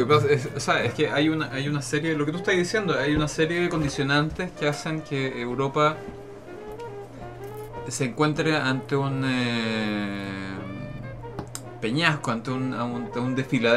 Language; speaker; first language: Spanish; native; Spanish